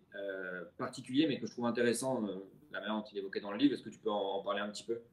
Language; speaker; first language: French; native; French